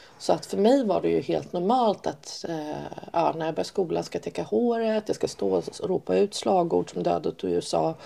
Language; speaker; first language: Swedish; early bilingual, other home language; Persian